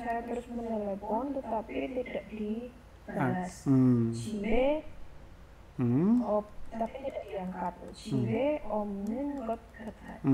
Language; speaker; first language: Korean; non-native, learner; Indonesian